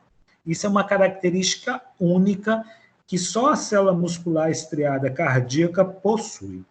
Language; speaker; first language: Portuguese; native; Portuguese